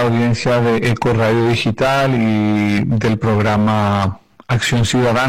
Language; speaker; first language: Spanish; native; Spanish